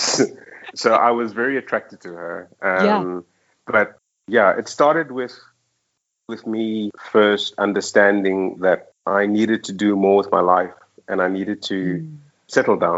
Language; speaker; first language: English; native; English